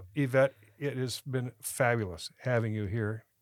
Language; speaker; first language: English; native; English